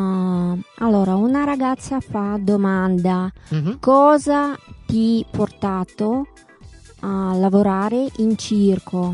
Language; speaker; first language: Italian; non-native, learner; Russian